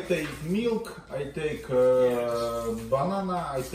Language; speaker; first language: English; non-native, learner; Russian